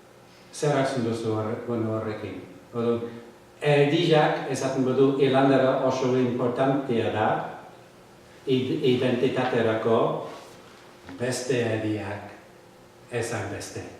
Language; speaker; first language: Basque; non-native, learner; English